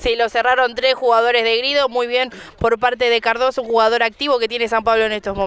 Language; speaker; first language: Spanish; native; Spanish